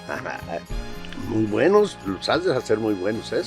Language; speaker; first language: Spanish; native; Spanish